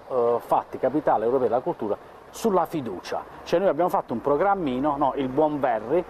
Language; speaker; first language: Italian; native; Italian